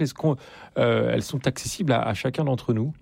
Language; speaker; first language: French; native; French